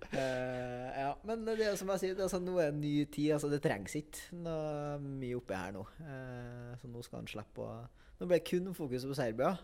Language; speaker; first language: Norwegian; native; Norwegian